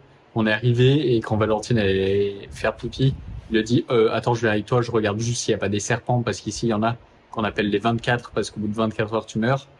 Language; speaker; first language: French; native; French